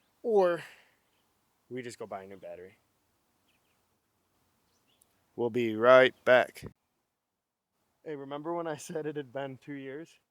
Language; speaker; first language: English; native; English